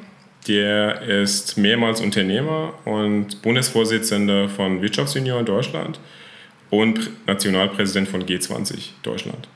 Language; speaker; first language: German; non-native, fluent; Persian